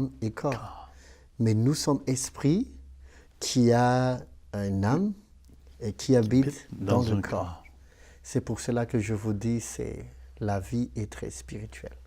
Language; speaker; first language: French; non-native, local second language; Malagasy